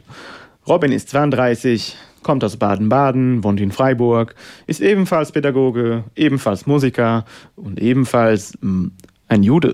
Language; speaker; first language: German; non-native, fluent; Hebrew